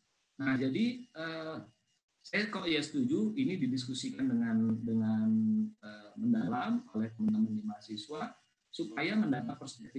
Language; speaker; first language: Indonesian; native; Indonesian